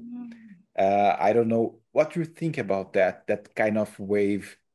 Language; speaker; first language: English; non-native, learner; Portuguese